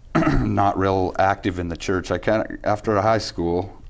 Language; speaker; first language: English; native; English